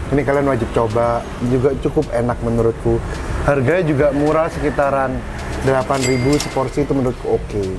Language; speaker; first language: Indonesian; native; Indonesian